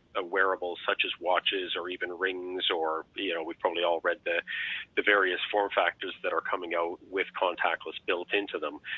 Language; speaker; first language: English; native; English